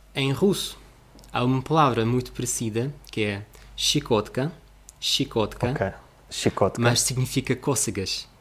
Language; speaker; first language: Portuguese; non-native, fluent; Russian